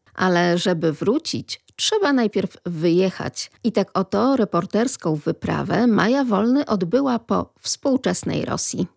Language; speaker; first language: Polish; native; Polish